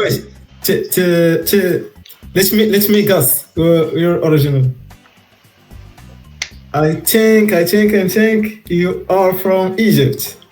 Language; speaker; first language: English; non-native, learner; Arabic